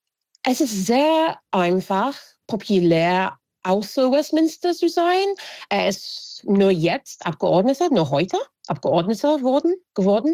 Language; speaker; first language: German; non-native, fluent; English